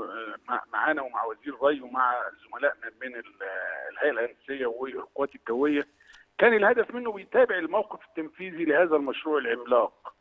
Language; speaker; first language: Arabic; native; Arabic